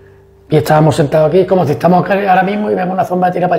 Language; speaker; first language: Spanish; native; Spanish